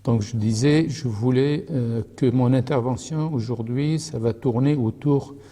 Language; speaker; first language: French; non-native, local second language; Arabic